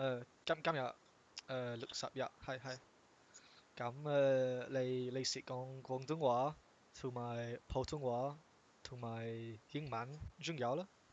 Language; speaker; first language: Cantonese; non-native, learner; English